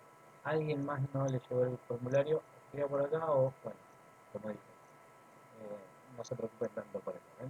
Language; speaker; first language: Spanish; native; Spanish